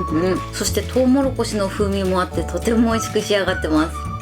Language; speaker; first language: Japanese; native; Japanese